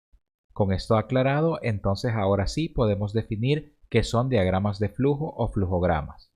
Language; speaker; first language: Spanish; native; Spanish